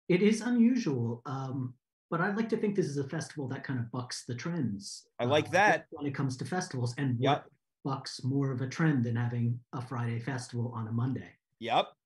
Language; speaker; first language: English; native; English